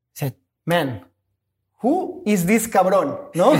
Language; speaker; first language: English; non-native, fluent; Spanish